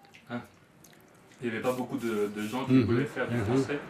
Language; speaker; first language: French; non-native, fluent; Uzbek